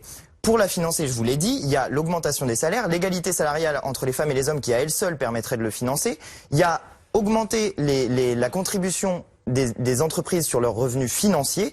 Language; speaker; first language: French; native; French